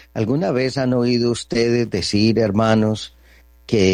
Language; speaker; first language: Spanish; native; Spanish